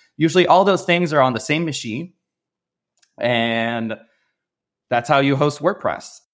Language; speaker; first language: English; native; English